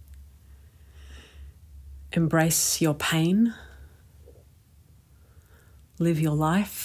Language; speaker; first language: English; native; English